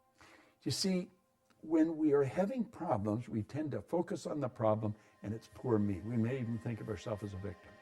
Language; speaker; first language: English; native; English